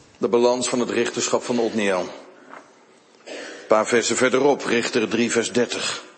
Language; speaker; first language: Dutch; native; Dutch